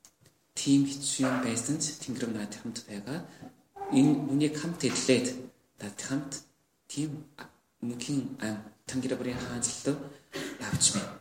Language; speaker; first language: Mongolian; non-native, learner; Korean